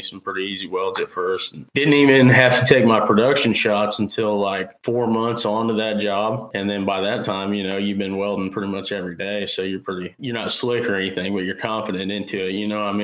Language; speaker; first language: English; native; English